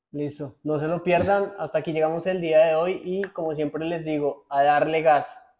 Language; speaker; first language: Spanish; native; Spanish